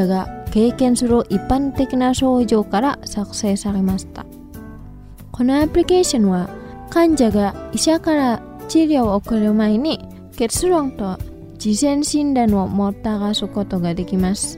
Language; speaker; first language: Japanese; non-native, fluent; Indonesian